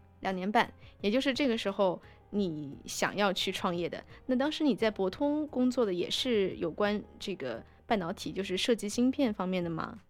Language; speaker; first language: Chinese; native; Chinese